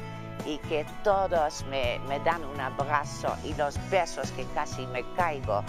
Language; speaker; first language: Spanish; non-native, fluent; Dutch